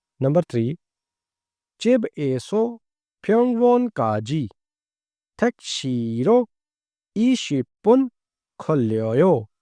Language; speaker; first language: Korean; non-native, fluent; Urdu